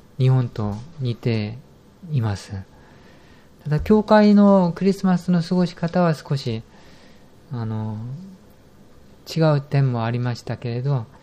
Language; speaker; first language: Japanese; non-native, fluent; Korean